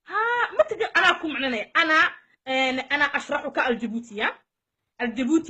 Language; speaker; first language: Arabic; non-native, learner; Somali